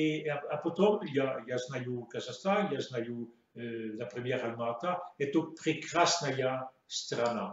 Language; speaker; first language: Russian; non-native, fluent; French